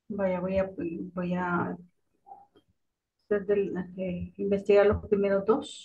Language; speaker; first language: Spanish; native; Spanish